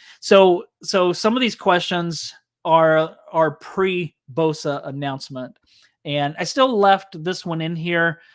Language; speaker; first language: English; native; English